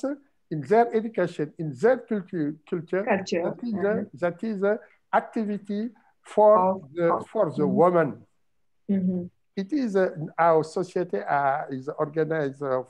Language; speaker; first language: English; non-native, fluent; French